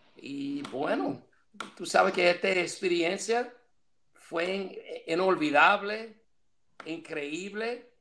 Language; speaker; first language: Spanish; non-native, fluent; English